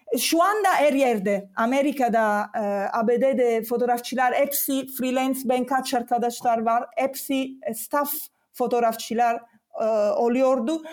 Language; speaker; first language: Turkish; non-native, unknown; Italian